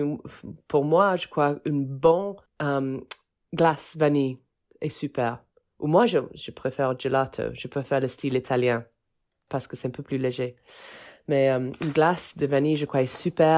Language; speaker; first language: French; non-native, fluent; English